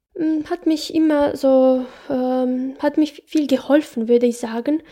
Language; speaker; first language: German; non-native, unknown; Bosnian